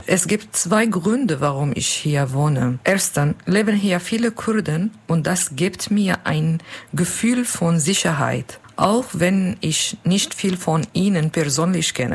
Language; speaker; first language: German; non-native, learner; Kurdish